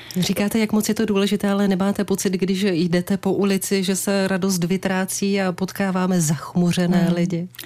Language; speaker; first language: Czech; native; Czech